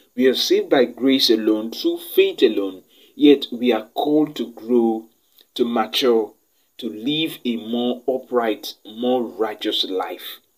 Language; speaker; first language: English; non-native, local second language; Yoruba